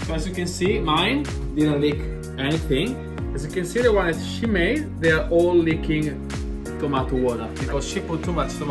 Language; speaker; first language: English; non-native, fluent; Italian